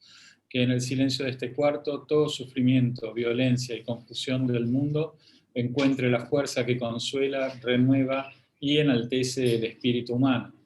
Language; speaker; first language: Spanish; native; Spanish